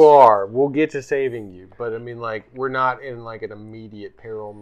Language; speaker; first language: English; native; English